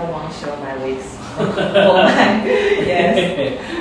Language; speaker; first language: English; non-native, learner; Chinese